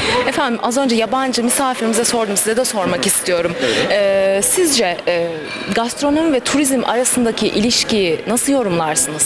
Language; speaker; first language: Turkish; native; Turkish